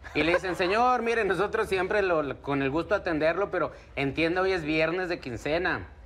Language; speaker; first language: Spanish; native; Spanish